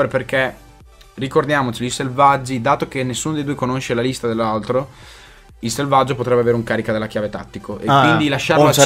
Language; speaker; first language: Italian; native; Italian